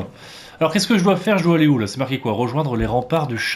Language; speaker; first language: French; native; French